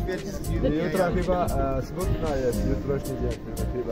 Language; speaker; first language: Polish; non-native, learner; Georgian